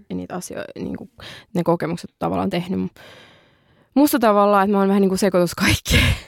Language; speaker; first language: Finnish; early bilingual, other home language; Arabic